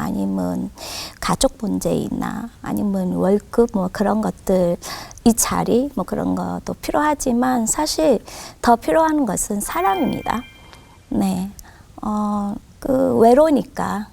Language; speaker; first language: Korean; non-native, fluent; Vietnamese